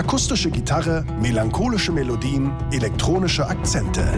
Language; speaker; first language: German; native; German